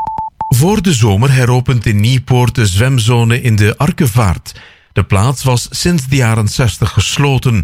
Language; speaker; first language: Dutch; native; Dutch